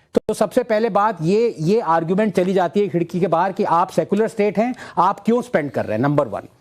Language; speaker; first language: Hindi; non-native, local second language; Tamil